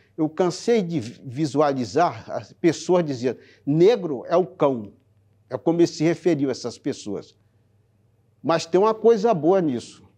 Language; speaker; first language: Portuguese; native; Portuguese